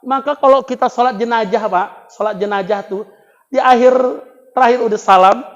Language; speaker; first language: Indonesian; native; Indonesian